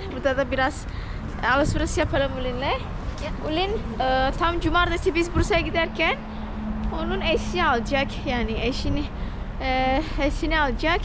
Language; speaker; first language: Turkish; non-native, learner; Indonesian